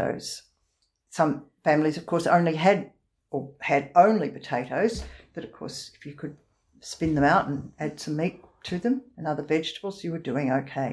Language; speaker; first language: English; native; English